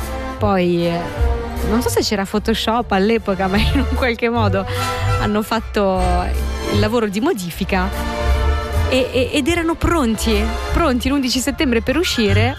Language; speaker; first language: Italian; native; Italian